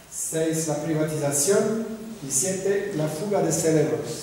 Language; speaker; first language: Spanish; non-native, fluent; French